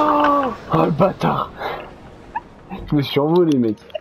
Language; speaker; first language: French; native; French